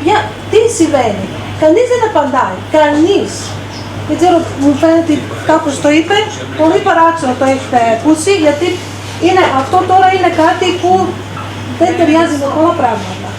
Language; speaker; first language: Greek; non-native, fluent; Serbian